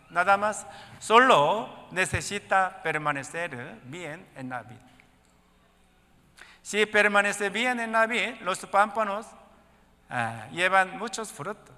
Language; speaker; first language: Spanish; non-native, learner; Korean